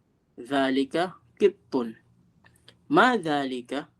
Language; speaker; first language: Arabic; non-native, fluent; Filipino